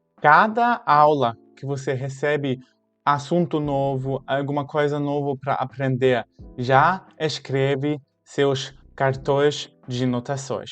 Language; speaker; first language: Portuguese; non-native, fluent; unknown